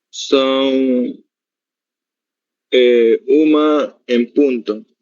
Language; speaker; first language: Portuguese; non-native, learner; Spanish